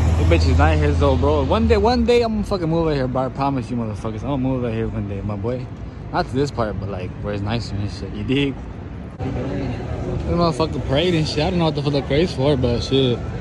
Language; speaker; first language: English; early bilingual, other home language; Spanish